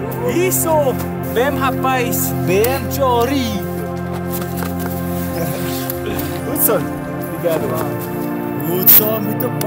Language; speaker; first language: Portuguese; non-native, learner; French